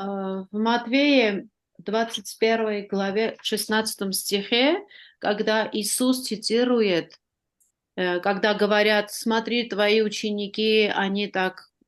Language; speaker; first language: Russian; non-native, fluent; Armenian